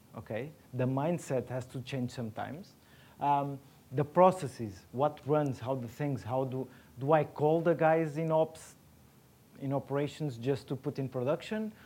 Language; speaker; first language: English; non-native, fluent; Portuguese